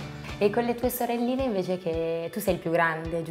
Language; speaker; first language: Italian; native; Italian